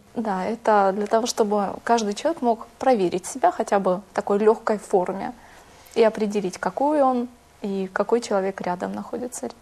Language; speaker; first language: Russian; native; Russian